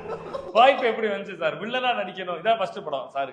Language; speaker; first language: Tamil; native; Tamil